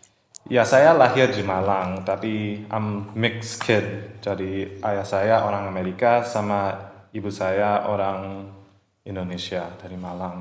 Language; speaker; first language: Indonesian; early bilingual, heritage; English